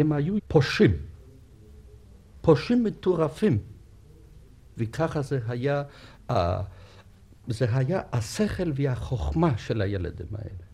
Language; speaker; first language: Hebrew; non-native, fluent; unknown